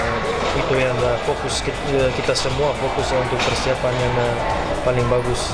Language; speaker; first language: Indonesian; non-native, fluent; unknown